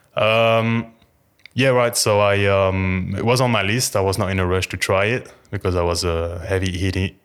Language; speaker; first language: English; non-native, fluent; French